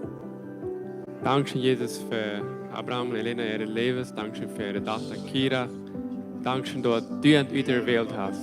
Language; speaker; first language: German; non-native, local second language; Low German